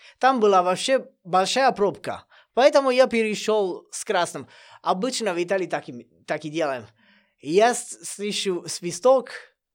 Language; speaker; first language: Russian; non-native, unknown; Italian